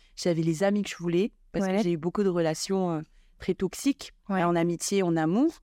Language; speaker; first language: French; non-native, local second language; Malagasy